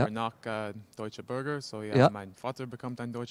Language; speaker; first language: German; non-native, learner; English